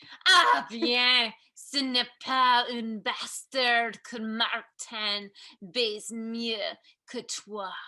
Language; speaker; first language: French; non-native, learner; English